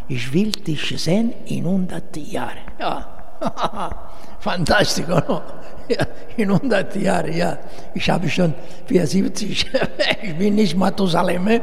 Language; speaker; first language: German; non-native, learner; Italian